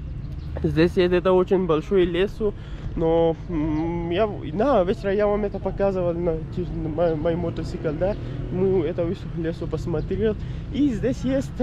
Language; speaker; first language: Russian; non-native, learner; Pashto